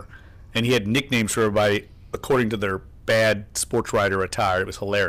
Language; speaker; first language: English; native; English